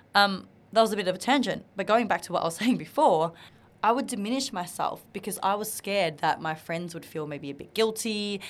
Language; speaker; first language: English; non-native, local second language; Vietnamese